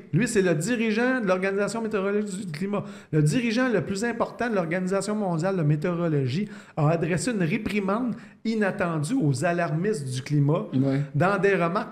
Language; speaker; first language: French; native; French